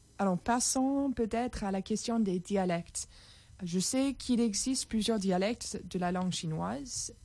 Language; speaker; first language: French; non-native, fluent; English